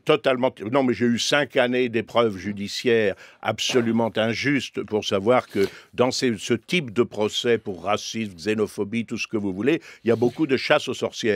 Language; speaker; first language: French; native; French